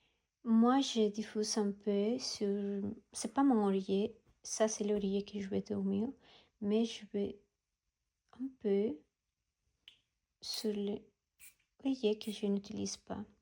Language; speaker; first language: French; non-native, learner; Spanish